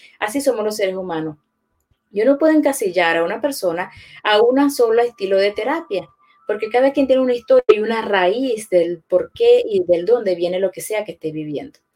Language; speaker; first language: Spanish; native; Spanish